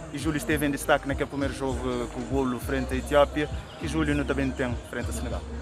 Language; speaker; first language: Portuguese; non-native, local second language; Kabuverdianu